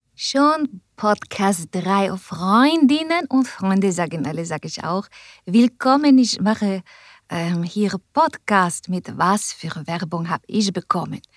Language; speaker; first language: German; non-native, learner; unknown